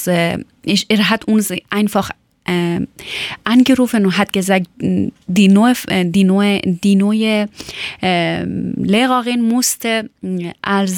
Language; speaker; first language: German; non-native, learner; Persian